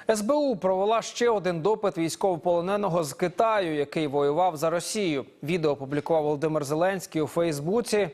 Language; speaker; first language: Ukrainian; native; Ukrainian